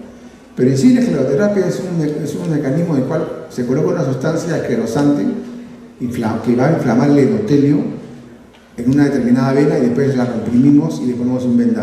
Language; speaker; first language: Spanish; native; Spanish